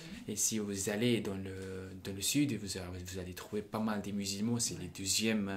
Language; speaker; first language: French; non-native, fluent; Punjabi